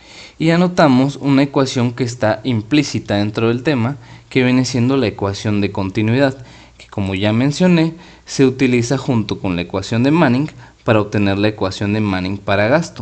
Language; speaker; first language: Spanish; native; Spanish